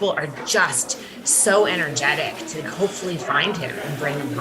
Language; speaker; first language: English; native; English